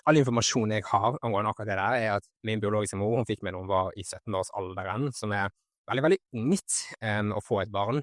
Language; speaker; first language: Norwegian; native; Norwegian